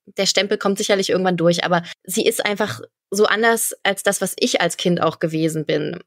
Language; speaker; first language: German; native; German